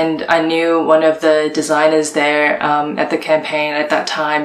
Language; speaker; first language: English; non-native, local second language; Cantonese